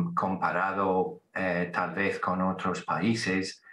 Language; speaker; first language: Spanish; non-native, fluent; English